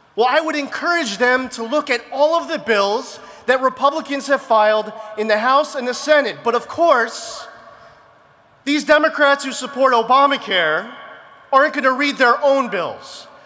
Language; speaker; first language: English; native; English